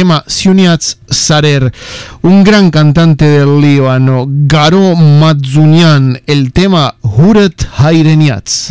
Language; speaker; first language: Spanish; native; Spanish